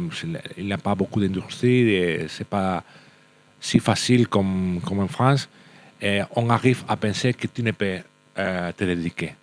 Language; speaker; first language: French; non-native, learner; Spanish